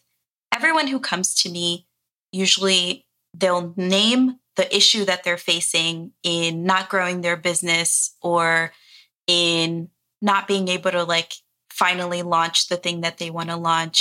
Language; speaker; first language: English; early bilingual, other home language; Portuguese